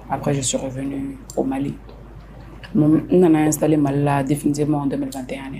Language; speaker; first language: French; non-native, local second language; Soninke